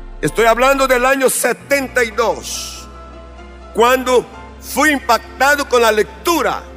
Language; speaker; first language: Spanish; non-native, fluent; Portuguese